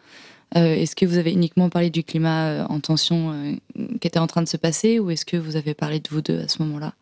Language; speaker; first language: French; native; French